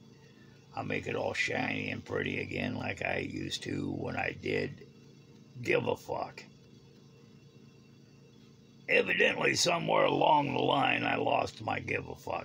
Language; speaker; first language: English; native; English